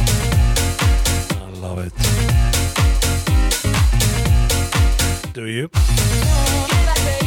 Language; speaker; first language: English; non-native, fluent; Swiss German